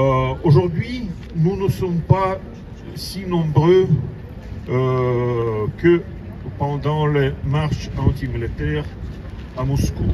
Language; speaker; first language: French; non-native, learner; Russian